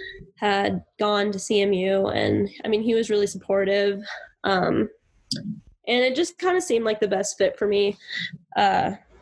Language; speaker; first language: English; native; English